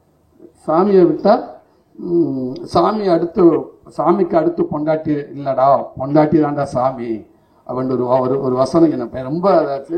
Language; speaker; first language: Tamil; native; Tamil